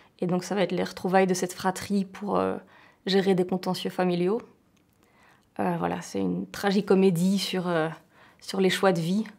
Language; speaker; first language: French; native; French